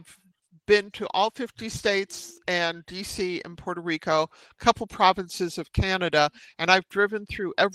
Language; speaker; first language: English; native; English